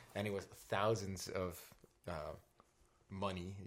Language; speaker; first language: English; non-native, fluent; Dutch